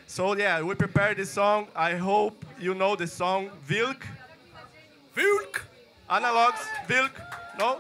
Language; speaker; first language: English; non-native, fluent; Portuguese